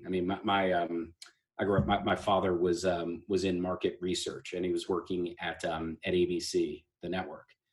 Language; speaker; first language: English; native; English